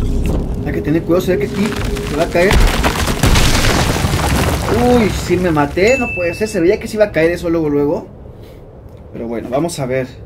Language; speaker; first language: Spanish; native; Spanish